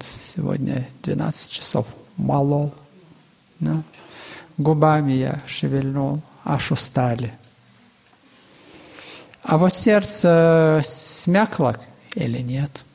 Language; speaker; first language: Russian; native; Russian